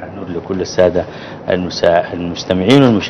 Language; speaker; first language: Arabic; native; Arabic